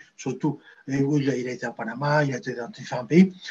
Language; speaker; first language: French; non-native, fluent; Spanish